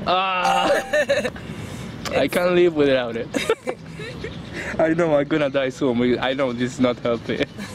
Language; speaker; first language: English; non-native, fluent; Spanish